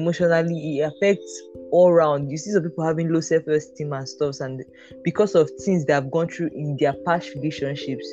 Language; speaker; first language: English; non-native, local second language; Igbo